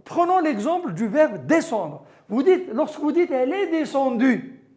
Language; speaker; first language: French; non-native, local second language; Arabic